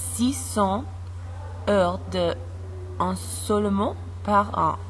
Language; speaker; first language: French; non-native, learner; English